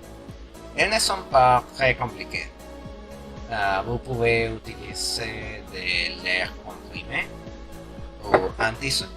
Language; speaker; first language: French; non-native, learner; Spanish